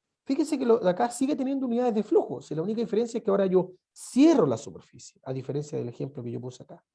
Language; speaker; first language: Spanish; native; Spanish